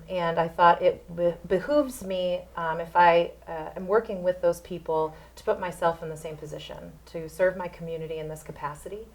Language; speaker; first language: English; native; English